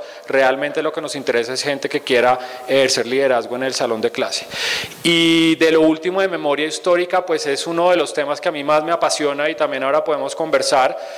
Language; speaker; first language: Spanish; native; Spanish